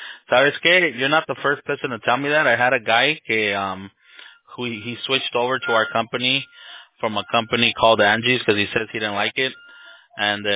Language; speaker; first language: English; early bilingual, other home language; Spanish